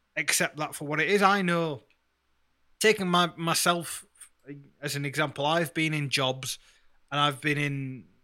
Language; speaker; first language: English; native; English